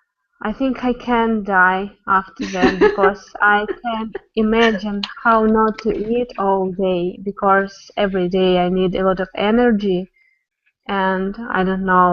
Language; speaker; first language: English; non-native, learner; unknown